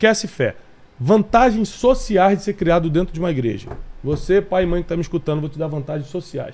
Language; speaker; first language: Portuguese; native; Portuguese